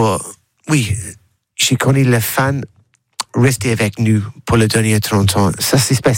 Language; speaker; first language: French; non-native, learner; English